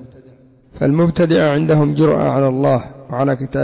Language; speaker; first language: Arabic; native; Arabic